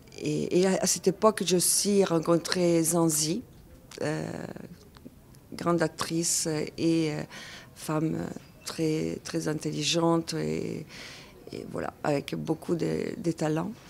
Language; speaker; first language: French; non-native, fluent; Italian